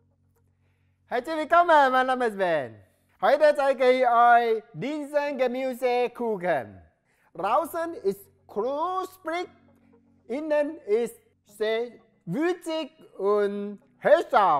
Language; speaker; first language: German; non-native, learner; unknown